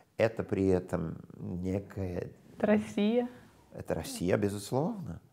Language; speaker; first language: Russian; non-native, fluent; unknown